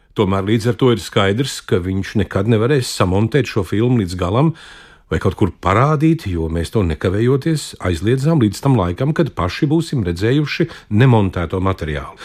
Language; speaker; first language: Latvian; native; Latvian